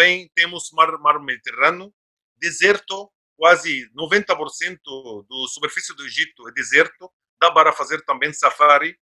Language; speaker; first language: Portuguese; non-native, fluent; Arabic